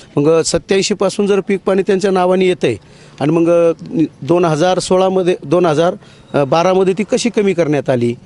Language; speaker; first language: Marathi; native; Marathi